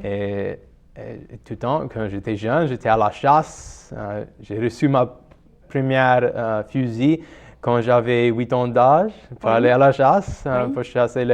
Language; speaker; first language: French; non-native, local second language; English